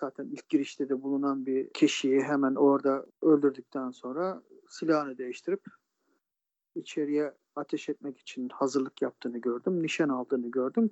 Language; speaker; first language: Turkish; native; Turkish